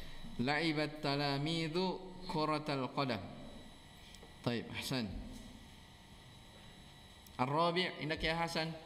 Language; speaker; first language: Arabic; non-native, fluent; Indonesian